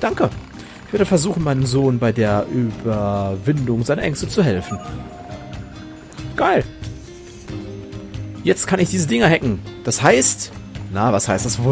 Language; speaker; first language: German; native; German